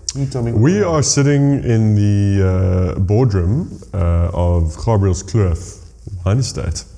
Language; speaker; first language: English; native; English